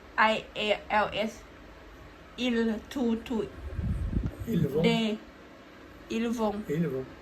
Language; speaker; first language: French; non-native, learner; Thai